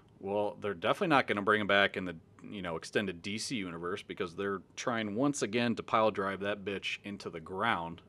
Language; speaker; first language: English; native; English